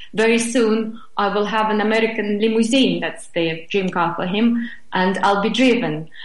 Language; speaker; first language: English; non-native, fluent; Russian